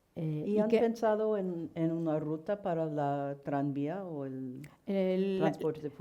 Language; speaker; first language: Spanish; non-native, fluent; English